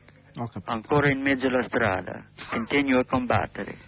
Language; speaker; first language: Italian; non-native, learner; English